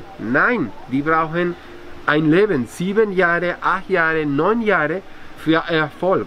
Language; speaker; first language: German; non-native, fluent; Spanish